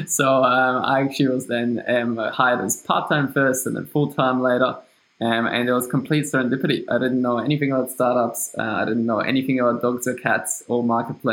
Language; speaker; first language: English; non-native, fluent; German